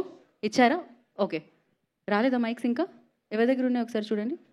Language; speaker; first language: Telugu; native; Telugu